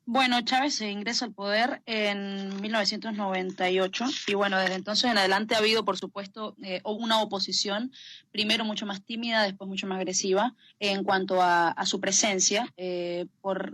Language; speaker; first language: Spanish; native; Spanish